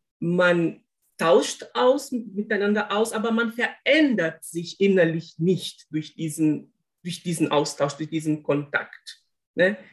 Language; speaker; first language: German; non-native, fluent; Portuguese